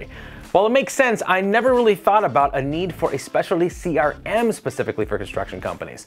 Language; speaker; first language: English; native; English